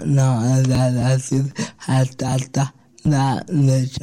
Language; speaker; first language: Catalan; non-native, local second language; Spanish